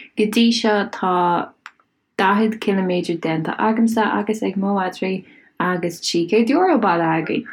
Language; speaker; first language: Irish; native; Irish